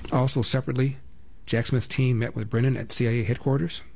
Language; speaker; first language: English; native; English